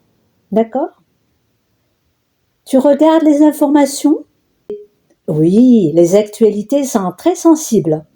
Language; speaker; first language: French; non-native, local second language; Arabic